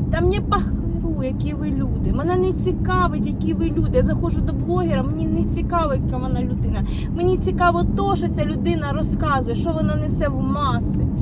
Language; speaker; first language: Ukrainian; non-native, local second language; Russian